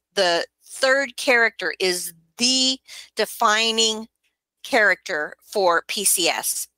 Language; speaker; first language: English; native; English